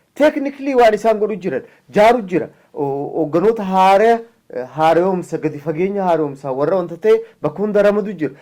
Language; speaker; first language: Oromo; native; Oromo